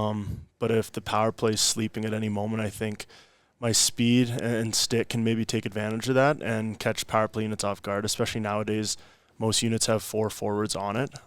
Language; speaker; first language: English; native; English